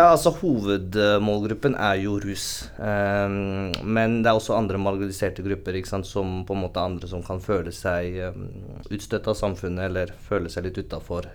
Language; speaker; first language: Norwegian; native; Norwegian